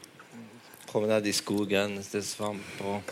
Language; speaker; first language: Swedish; non-native, fluent; French